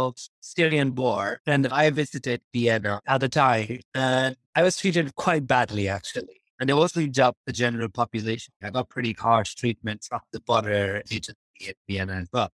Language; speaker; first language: English; non-native, local second language; Urdu